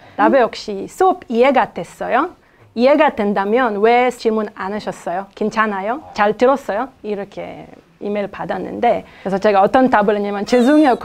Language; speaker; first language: Korean; non-native, fluent; Hebrew